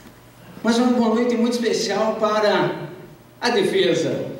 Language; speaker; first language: Portuguese; native; Portuguese